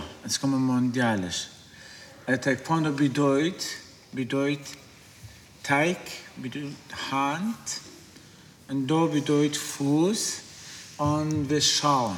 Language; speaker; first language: German; non-native, learner; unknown